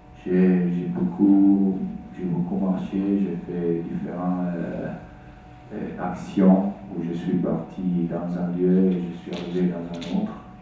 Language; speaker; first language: French; non-native, fluent; Italian